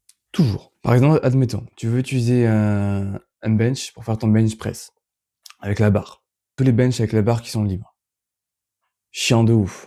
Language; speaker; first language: French; native; French